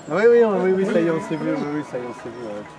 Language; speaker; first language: French; native; French